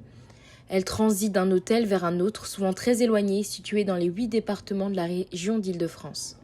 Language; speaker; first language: French; native; French